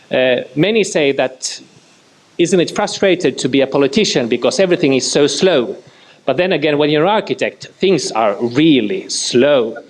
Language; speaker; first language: English; non-native, fluent; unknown